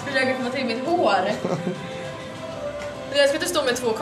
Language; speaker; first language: Swedish; native; Swedish